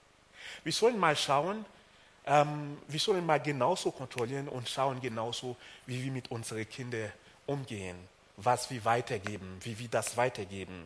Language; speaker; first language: German; non-native, fluent; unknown